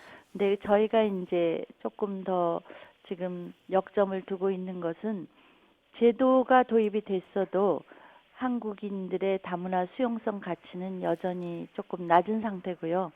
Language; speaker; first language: Korean; native; Korean